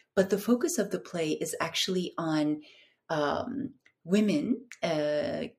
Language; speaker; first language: English; non-native, fluent; Turkish